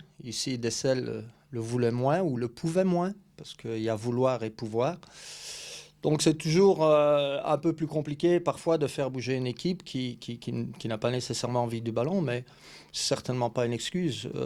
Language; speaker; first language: French; native; French